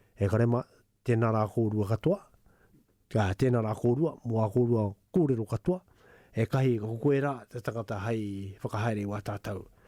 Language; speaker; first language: Māori; native; Māori